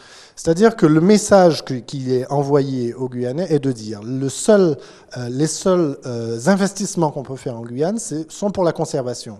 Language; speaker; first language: French; native; French